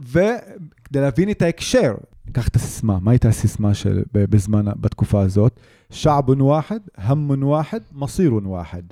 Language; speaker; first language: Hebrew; non-native, local second language; Arabic